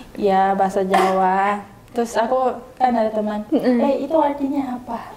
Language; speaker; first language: Indonesian; non-native, learner; Filipino